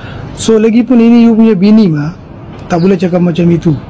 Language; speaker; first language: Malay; non-native, fluent; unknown